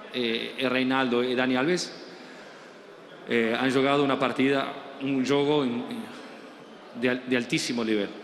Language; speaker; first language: Portuguese; non-native, fluent; Spanish